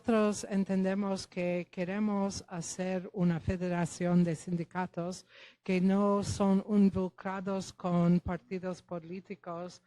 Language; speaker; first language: Spanish; non-native, fluent; Polish